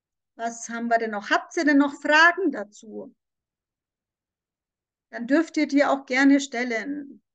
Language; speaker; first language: German; native; German